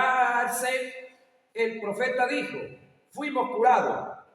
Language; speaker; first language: Spanish; native; Spanish